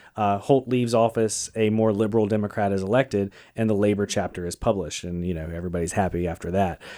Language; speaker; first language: English; native; English